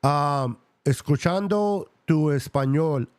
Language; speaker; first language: Spanish; early bilingual, other home language; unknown